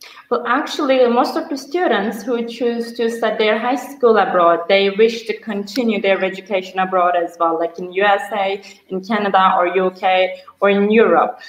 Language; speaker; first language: English; non-native, fluent; Turkish